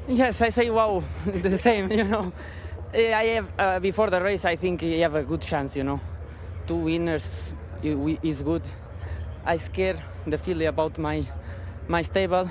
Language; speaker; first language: English; non-native, learner; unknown